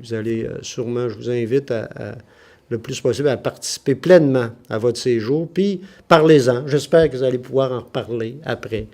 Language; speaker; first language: French; native; French